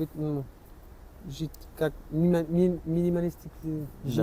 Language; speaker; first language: Russian; non-native, learner; French